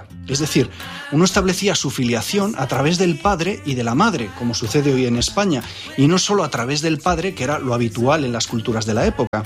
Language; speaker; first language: Spanish; native; Spanish